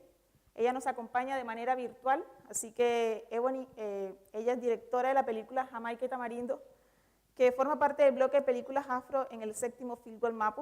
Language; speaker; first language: Spanish; native; Spanish